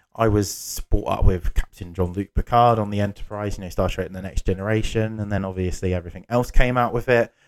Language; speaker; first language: English; native; English